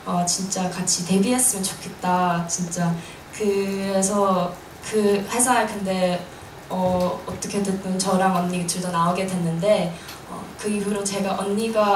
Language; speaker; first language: Korean; early bilingual, heritage; Korean